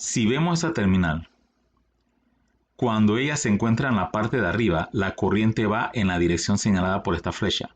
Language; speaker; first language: Spanish; native; Spanish